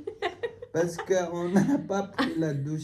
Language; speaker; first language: French; non-native, learner; Tibetan